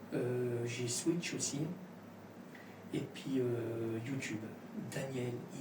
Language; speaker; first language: French; native; French